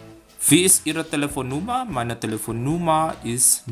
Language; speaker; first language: German; non-native, fluent; Indonesian